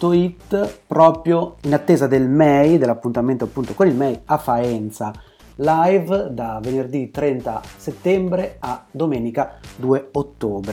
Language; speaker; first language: Italian; native; Italian